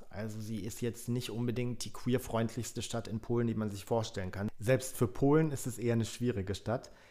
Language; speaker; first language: German; early bilingual, other home language; Polish